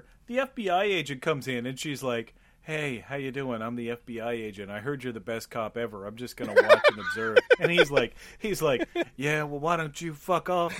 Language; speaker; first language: English; native; English